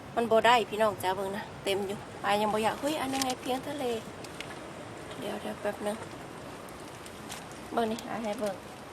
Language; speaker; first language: Thai; native; Thai